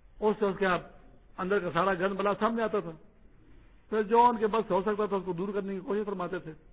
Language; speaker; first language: Urdu; non-native, local second language; Pashto